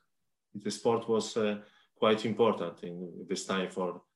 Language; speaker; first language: English; non-native, learner; Polish